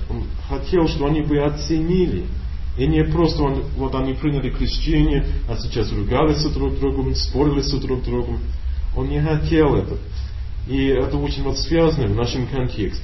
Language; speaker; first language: Russian; non-native, learner; English